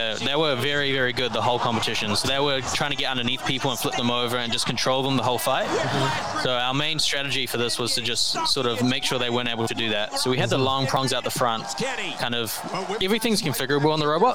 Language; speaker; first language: English; native; English